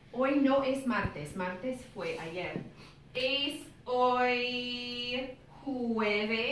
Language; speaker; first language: Spanish; non-native, fluent; English